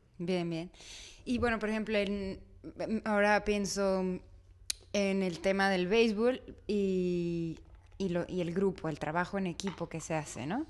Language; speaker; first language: Spanish; native; Spanish